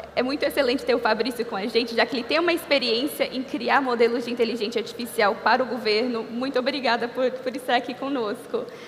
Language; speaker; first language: Portuguese; non-native, fluent; English